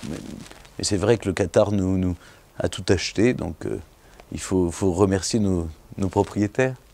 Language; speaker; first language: French; native; French